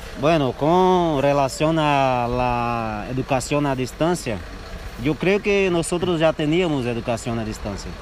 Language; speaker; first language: Portuguese; non-native, learner; Spanish